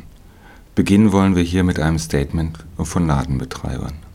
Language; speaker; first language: German; native; German